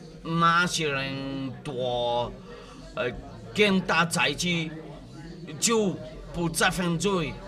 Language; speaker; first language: Chinese; non-native, learner; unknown